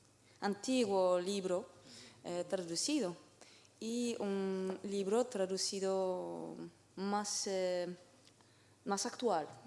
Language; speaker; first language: Spanish; non-native, learner; French